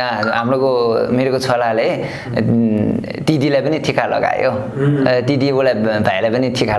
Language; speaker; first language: Nepali; non-native, learner; Chinese